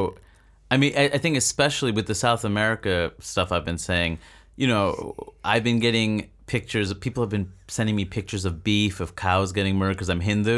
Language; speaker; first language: English; native; English